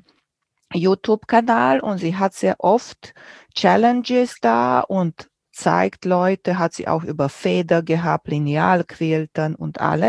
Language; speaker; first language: German; non-native, fluent; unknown